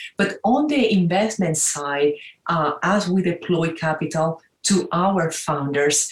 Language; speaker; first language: English; non-native, fluent; Spanish